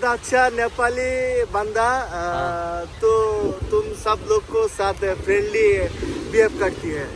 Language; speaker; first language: Hindi; non-native, learner; Nepali